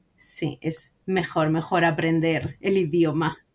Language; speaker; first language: Spanish; native; Spanish